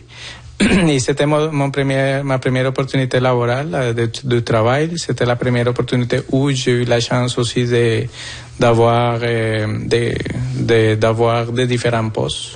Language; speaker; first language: French; non-native, fluent; Spanish